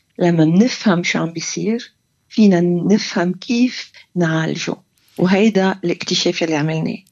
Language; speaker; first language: Arabic; early bilingual, heritage; Arabic